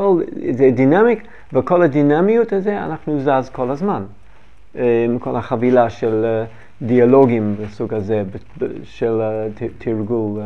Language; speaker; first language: Hebrew; non-native, learner; English